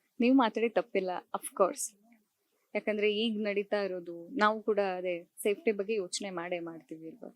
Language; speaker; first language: Kannada; native; Kannada